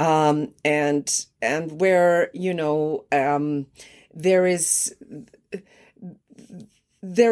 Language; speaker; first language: English; non-native, fluent; Croatian